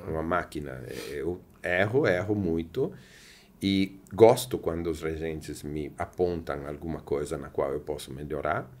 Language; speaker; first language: Portuguese; non-native, fluent; Italian